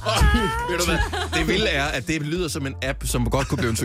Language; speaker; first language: Danish; native; Danish